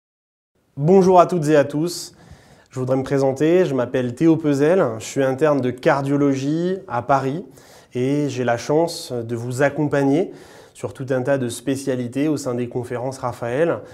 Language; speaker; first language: French; native; French